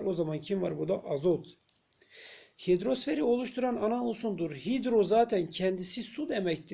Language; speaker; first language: Turkish; native; Turkish